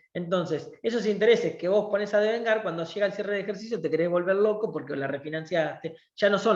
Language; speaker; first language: Spanish; native; Spanish